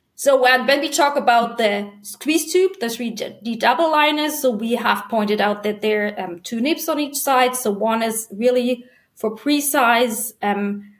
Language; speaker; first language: English; non-native, fluent; German